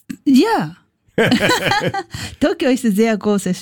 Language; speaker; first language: German; non-native, learner; Japanese